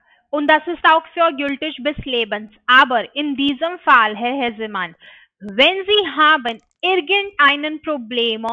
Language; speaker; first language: German; non-native, learner; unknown